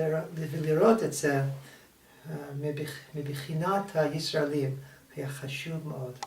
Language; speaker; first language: Hebrew; non-native, fluent; English